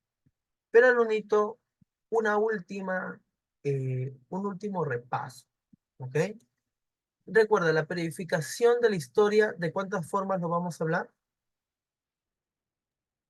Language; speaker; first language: Spanish; native; Spanish